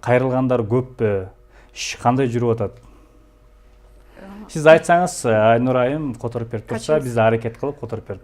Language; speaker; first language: Kyrgyz; native; Kyrgyz